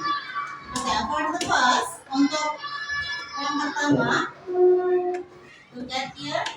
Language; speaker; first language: English; non-native, learner; Indonesian